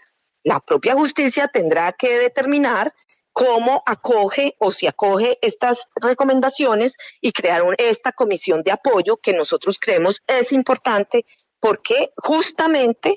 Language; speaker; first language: Spanish; native; Spanish